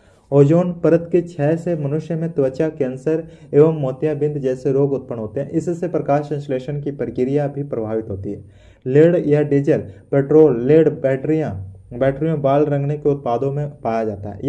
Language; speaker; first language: Hindi; native; Hindi